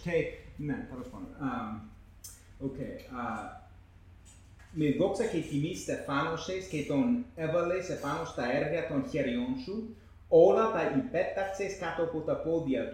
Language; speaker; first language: Greek; non-native, fluent; English